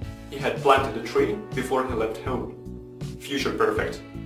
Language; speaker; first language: English; non-native, fluent; Russian